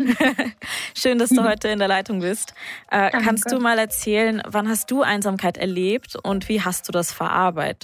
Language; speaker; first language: German; native; German